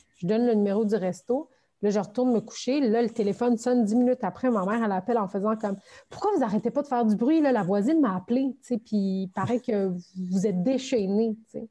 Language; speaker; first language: French; early bilingual, other home language; Turkish